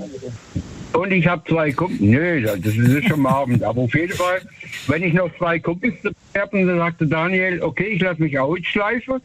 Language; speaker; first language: German; native; German